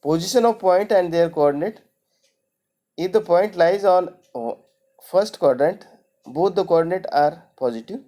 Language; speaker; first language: English; non-native, local second language; Marathi